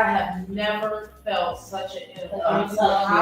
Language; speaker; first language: English; native; English